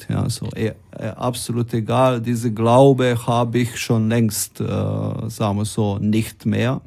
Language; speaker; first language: German; non-native, fluent; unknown